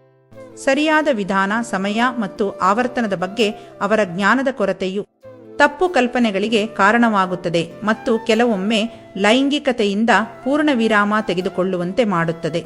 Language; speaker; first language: Kannada; native; Kannada